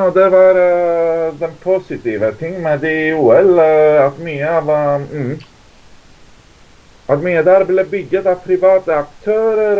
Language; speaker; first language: Norwegian; non-native, fluent; Greek